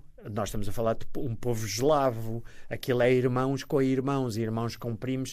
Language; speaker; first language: Portuguese; native; Portuguese